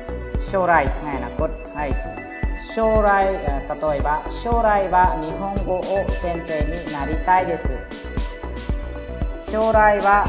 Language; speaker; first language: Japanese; non-native, fluent; Khmer